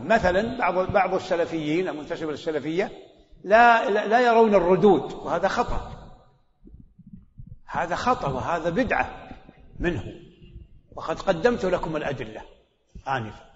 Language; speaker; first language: Arabic; native; Arabic